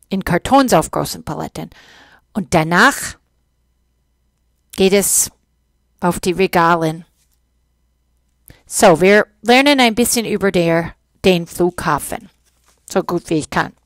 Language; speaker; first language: German; non-native, fluent; English